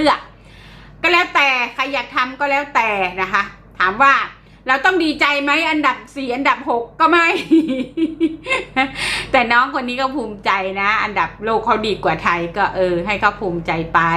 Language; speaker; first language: Thai; native; Thai